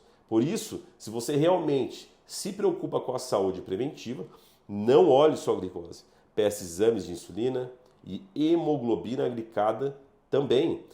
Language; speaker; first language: Portuguese; native; Portuguese